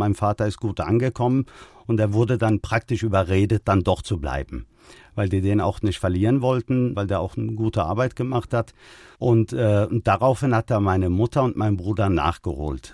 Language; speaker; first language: German; early bilingual, other home language; Turkish